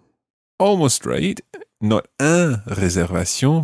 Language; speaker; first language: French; non-native, fluent; English